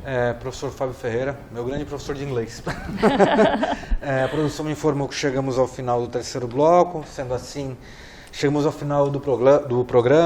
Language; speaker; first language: Portuguese; native; Portuguese